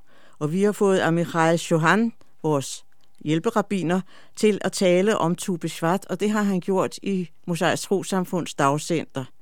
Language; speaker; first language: Danish; native; Danish